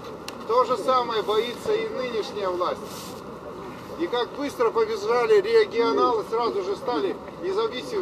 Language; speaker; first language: Russian; native; Russian